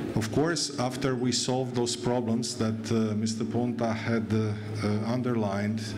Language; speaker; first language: English; non-native, fluent; Romanian